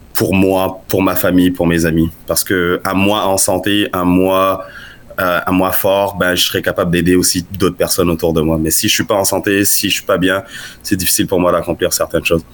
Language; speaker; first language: French; non-native, local second language; Lingala